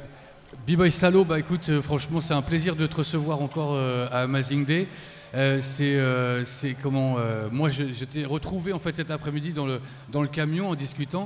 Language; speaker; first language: French; native; French